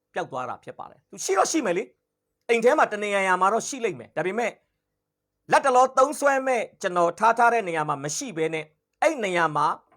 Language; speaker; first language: Burmese; native; Burmese